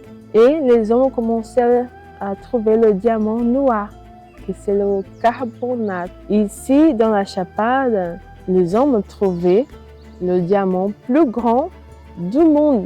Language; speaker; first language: French; non-native, learner; Portuguese